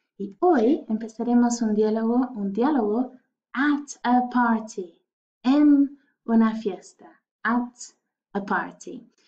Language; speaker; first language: Spanish; non-native, fluent; English